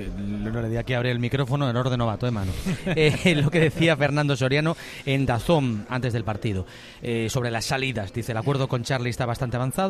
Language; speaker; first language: Spanish; native; Spanish